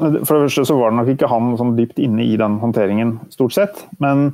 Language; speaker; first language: Norwegian; native; Norwegian